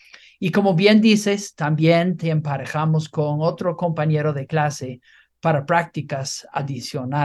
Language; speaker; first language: Spanish; non-native, fluent; English